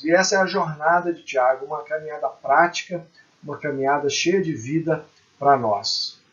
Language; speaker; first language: Portuguese; native; Portuguese